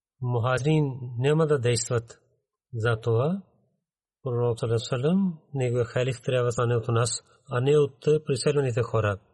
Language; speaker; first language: Bulgarian; non-native, fluent; Urdu